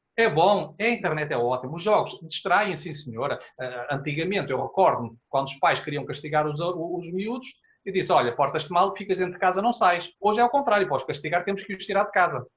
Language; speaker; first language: Portuguese; native; Portuguese